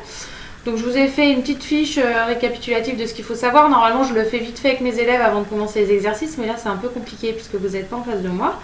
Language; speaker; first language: French; native; French